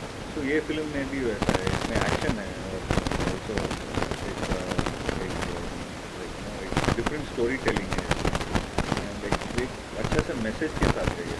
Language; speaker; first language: Hindi; non-native, local second language; Tamil